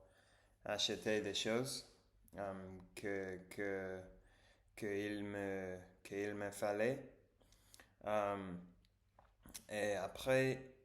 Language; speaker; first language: French; non-native, learner; English